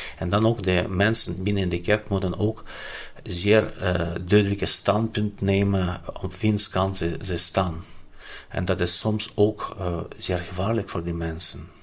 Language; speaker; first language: Dutch; non-native, fluent; Ukrainian